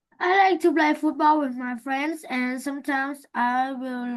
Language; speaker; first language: English; non-native, fluent; Vietnamese